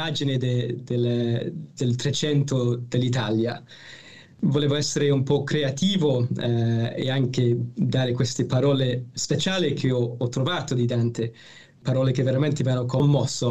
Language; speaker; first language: Italian; non-native, fluent; English